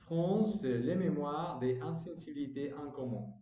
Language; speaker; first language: French; non-native, learner; Spanish